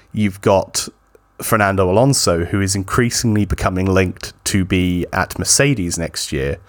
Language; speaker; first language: English; native; English